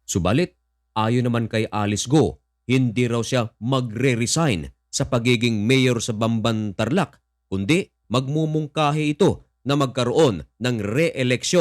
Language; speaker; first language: Filipino; native; Filipino